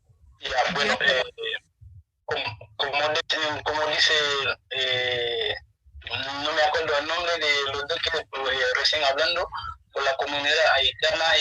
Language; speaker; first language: Spanish; non-native, learner; Haitian Creole